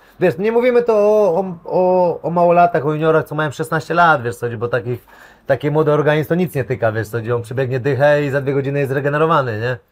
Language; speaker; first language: Polish; native; Polish